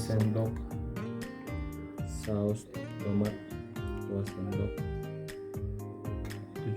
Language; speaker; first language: Indonesian; non-native, learner; Turkish